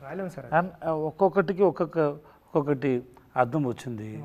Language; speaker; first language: Telugu; non-native, learner; Tamil